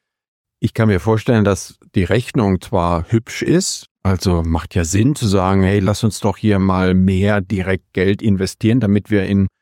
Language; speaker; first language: German; native; German